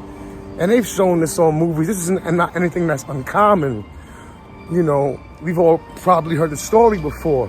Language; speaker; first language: English; native; English